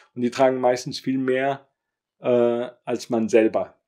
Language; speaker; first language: German; native; German